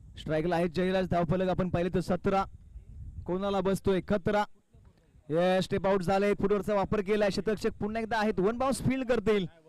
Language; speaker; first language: Marathi; native; Marathi